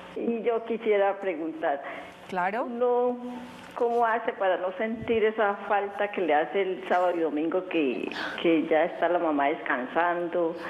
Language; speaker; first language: Spanish; native; Spanish